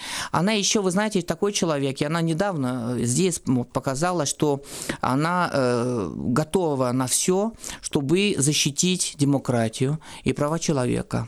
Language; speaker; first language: Russian; non-native, fluent; French